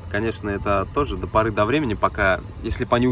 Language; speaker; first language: Russian; native; Russian